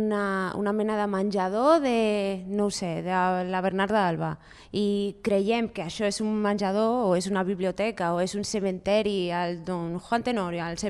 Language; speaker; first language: Catalan; non-native, fluent; Spanish